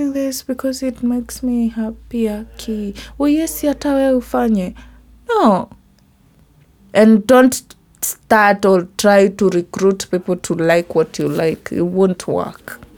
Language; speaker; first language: English; non-native, local second language; Meru